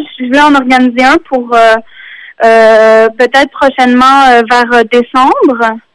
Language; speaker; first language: French; native; French